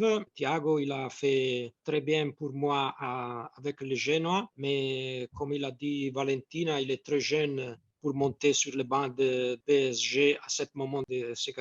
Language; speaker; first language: French; non-native, fluent; Italian